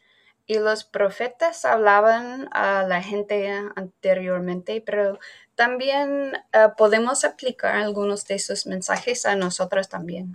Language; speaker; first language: Spanish; non-native, fluent; English